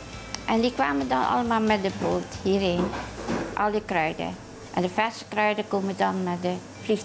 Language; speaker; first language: Dutch; non-native, fluent; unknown